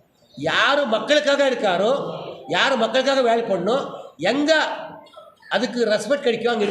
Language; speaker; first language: Tamil; non-native, learner; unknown